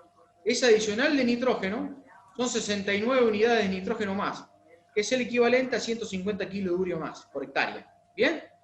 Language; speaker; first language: Spanish; native; Spanish